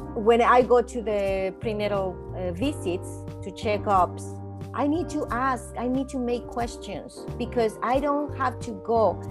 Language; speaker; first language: English; non-native, fluent; Spanish